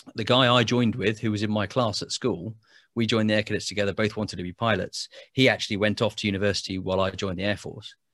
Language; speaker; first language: English; native; English